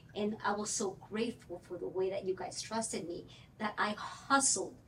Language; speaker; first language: English; early bilingual, other home language; Spanish